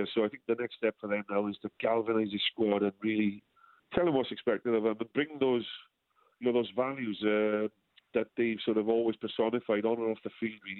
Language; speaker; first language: English; native; English